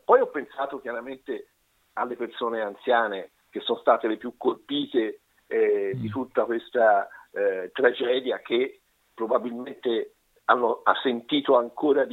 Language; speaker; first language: Italian; native; Italian